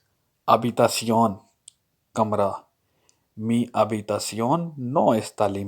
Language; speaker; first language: Spanish; non-native, fluent; Urdu